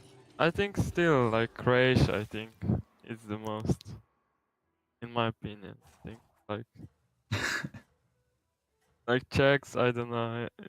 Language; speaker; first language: English; non-native, learner; Slovenian